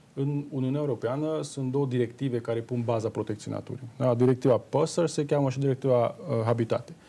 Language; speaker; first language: Romanian; non-native, local second language; Hungarian